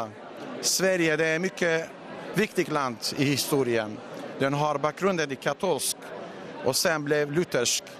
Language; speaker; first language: Swedish; non-native, fluent; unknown